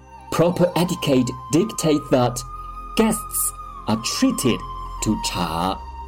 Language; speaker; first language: English; non-native, fluent; Chinese